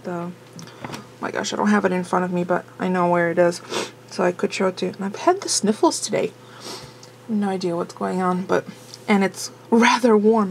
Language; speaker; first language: English; early bilingual, other home language; Russian